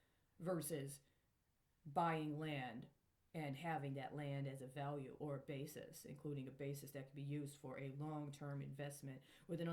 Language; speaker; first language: English; native; English